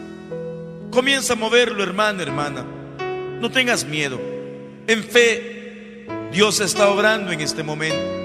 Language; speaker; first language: Spanish; native; Spanish